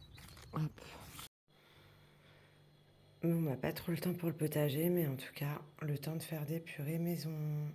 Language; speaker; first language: French; native; French